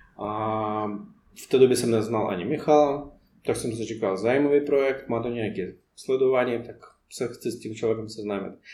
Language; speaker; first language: Czech; non-native, fluent; Russian